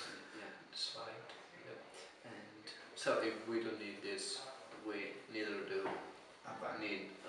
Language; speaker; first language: English; non-native, fluent; Spanish